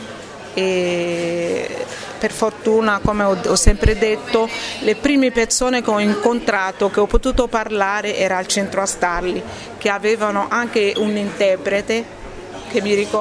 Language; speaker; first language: Italian; non-native, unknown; French